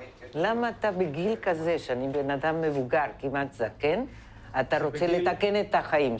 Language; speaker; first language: Hebrew; non-native, fluent; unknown